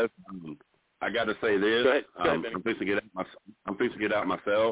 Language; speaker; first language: English; native; English